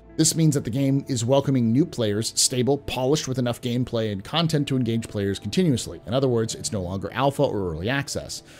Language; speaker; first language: English; native; English